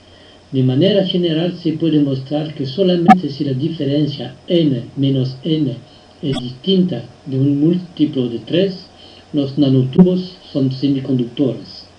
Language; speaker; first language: Spanish; non-native, fluent; French